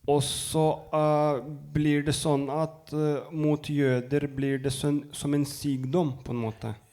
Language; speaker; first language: Norwegian; non-native, fluent; Lithuanian